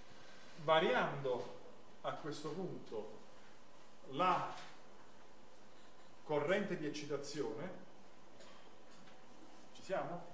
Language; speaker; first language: Italian; native; Italian